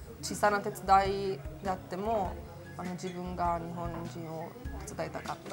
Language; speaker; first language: Japanese; non-native, fluent; Italian